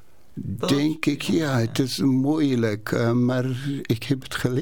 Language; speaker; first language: Dutch; non-native, learner; Persian